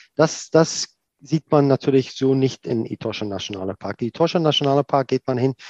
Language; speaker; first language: German; non-native, fluent; Afrikaans